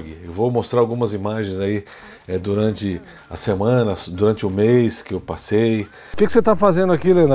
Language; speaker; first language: Portuguese; native; Portuguese